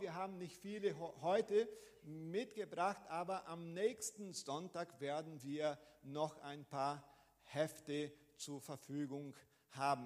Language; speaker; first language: German; non-native, fluent; Portuguese